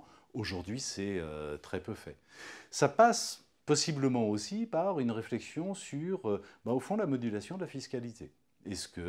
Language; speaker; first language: French; native; French